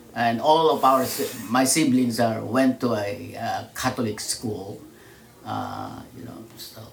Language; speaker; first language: English; non-native, local second language; Filipino